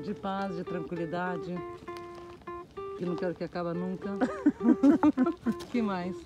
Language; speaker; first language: Portuguese; native; Portuguese